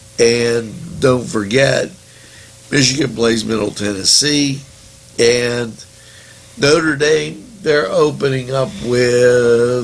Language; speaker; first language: English; native; English